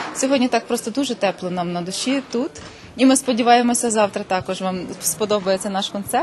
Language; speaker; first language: Ukrainian; native; Ukrainian